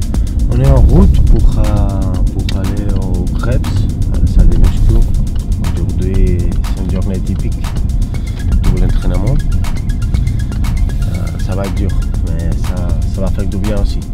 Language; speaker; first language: French; non-native, learner; Spanish